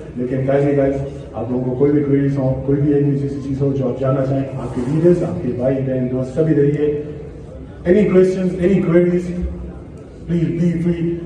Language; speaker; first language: Urdu; early bilingual, heritage; Urdu